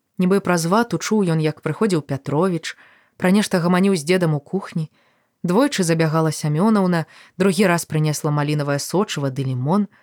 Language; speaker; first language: Belarusian; native; Belarusian